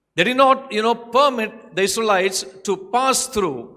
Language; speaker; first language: English; non-native, local second language; Tamil